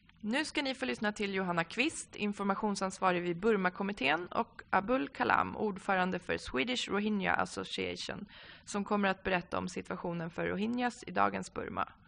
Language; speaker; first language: Swedish; native; Swedish